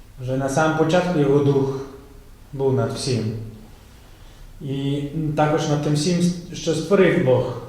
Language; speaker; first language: Ukrainian; non-native, fluent; Polish